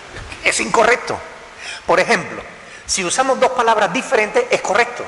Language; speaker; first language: Spanish; native; Spanish